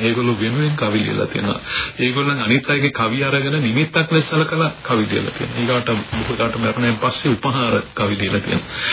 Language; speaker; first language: Sinhala; native; Sinhala